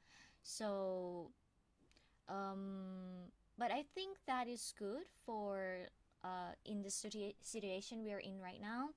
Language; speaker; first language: English; non-native, fluent; Thai